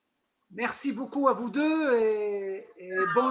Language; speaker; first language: French; non-native, local second language; Arabic